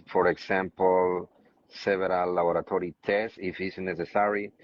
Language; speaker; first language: English; non-native, learner; Spanish